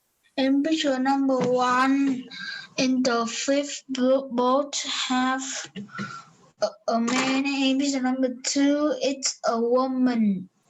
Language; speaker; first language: English; non-native, learner; Vietnamese